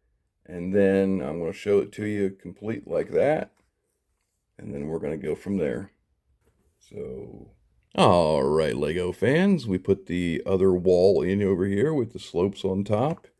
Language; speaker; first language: English; native; English